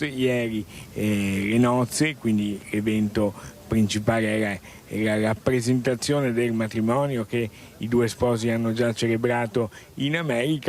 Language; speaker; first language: Italian; native; Italian